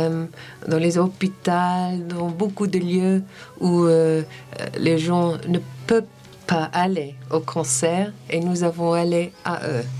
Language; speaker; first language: French; non-native, learner; English